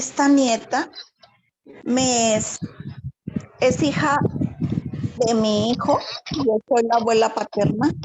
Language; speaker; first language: Spanish; native; Spanish